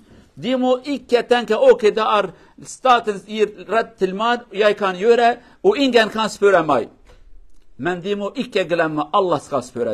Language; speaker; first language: Norwegian; non-native, learner; Kurdish